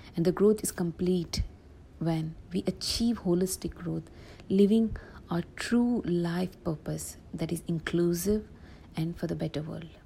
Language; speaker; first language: English; non-native, local second language; Telugu